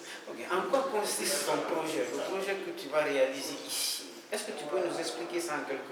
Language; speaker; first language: French; non-native, fluent; Russian